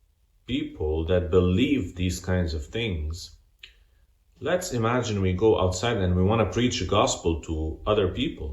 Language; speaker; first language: English; non-native, fluent; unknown